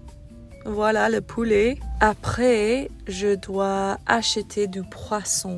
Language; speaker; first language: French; non-native, fluent; English